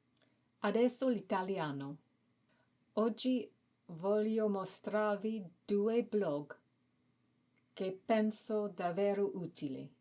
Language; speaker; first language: Italian; non-native, learner; English